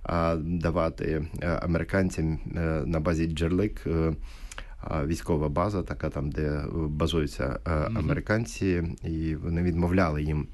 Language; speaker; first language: Ukrainian; native; Ukrainian